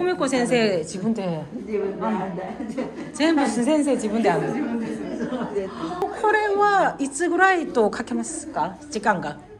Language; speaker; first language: Japanese; non-native, learner; Korean